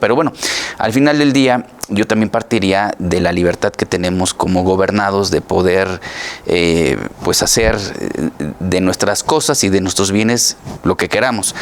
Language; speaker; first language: Spanish; native; Spanish